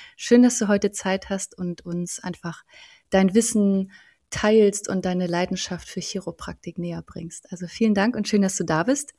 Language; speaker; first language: German; native; German